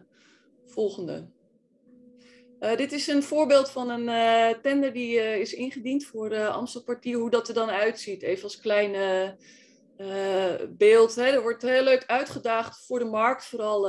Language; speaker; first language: Dutch; native; Dutch